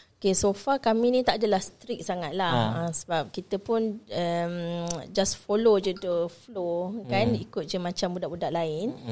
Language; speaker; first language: Malay; native; Malay